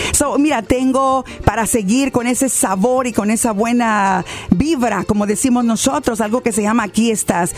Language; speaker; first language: Spanish; native; Spanish